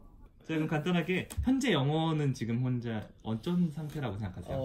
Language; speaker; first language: Korean; native; Korean